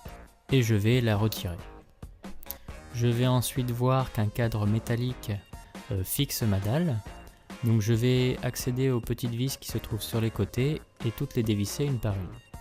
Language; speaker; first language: French; native; French